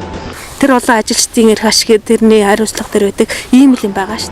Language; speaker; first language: Mongolian; native; Mongolian